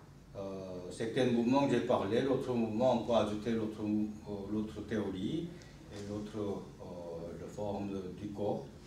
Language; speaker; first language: French; non-native, learner; Korean